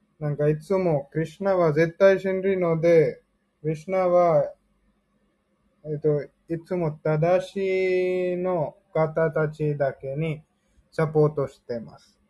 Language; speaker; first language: Japanese; non-native, learner; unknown